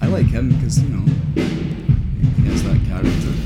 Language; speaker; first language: English; native; English